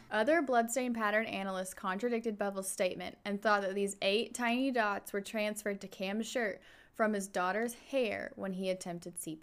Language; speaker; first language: English; native; English